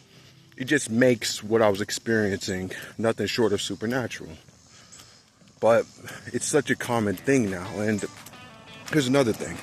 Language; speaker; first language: English; native; English